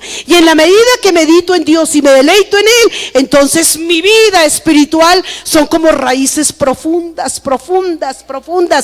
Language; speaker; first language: Spanish; native; Spanish